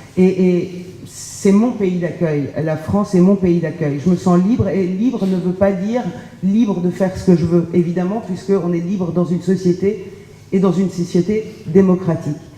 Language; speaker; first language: French; early bilingual, other home language; Persian